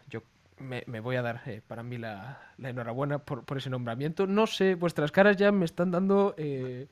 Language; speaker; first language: Spanish; native; Spanish